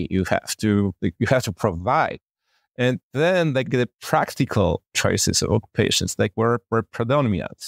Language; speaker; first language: English; non-native, fluent; Polish